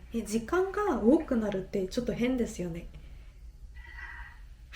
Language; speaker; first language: Japanese; non-native, fluent; Korean